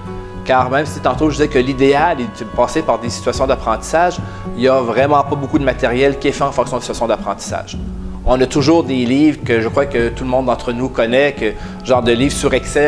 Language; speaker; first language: French; native; French